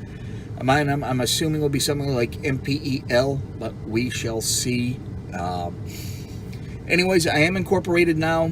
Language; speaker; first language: English; native; English